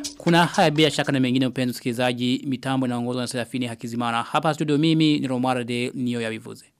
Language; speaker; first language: Swahili; non-native, local second language; Rundi